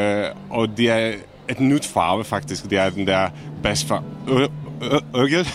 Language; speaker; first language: Danish; non-native, fluent; Czech